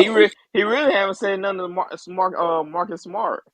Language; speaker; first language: English; native; English